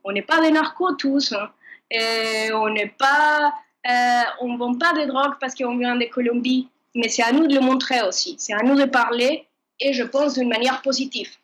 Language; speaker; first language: French; non-native, fluent; Spanish